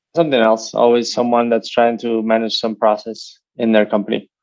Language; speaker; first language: English; native; English